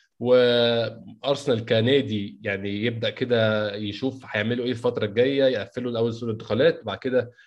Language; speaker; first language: Arabic; native; Arabic